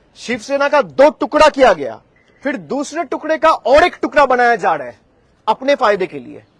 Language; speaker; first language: Hindi; non-native, local second language; Bangla